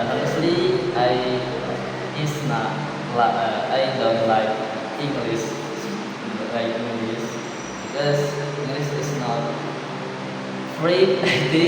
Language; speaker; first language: English; non-native, learner; Indonesian